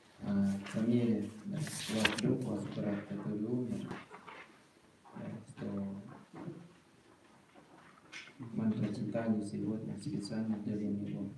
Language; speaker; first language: Russian; non-native, learner; Sinhala